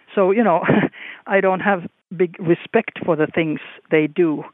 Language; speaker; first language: English; non-native, fluent; Finnish